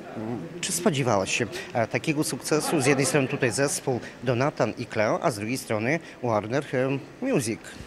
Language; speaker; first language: Polish; native; Polish